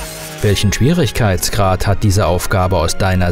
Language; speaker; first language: German; native; German